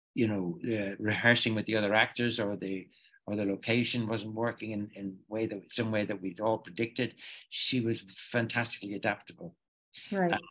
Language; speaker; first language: English; native; English